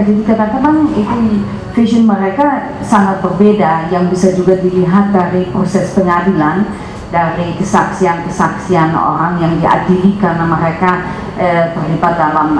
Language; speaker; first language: Indonesian; non-native, fluent; Dutch